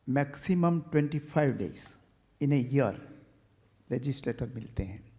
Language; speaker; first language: Hindi; non-native, local second language; Gujarati